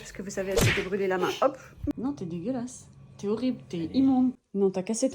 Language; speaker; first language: French; native; French